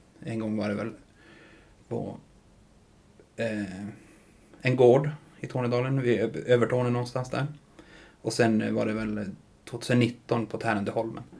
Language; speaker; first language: Swedish; native; Swedish